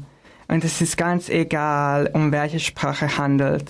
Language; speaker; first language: German; non-native, fluent; Hungarian